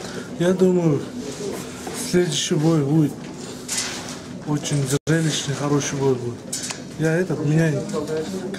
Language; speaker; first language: Russian; non-native, fluent; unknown